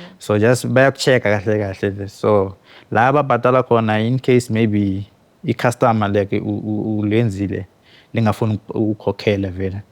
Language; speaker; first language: Zulu; native; Zulu